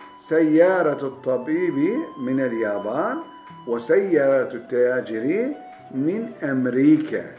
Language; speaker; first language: Arabic; non-native, fluent; Turkish